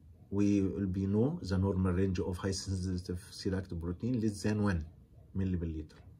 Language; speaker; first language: English; non-native, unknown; Arabic